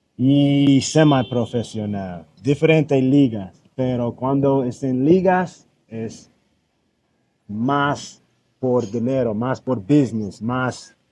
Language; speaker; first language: Spanish; non-native, learner; English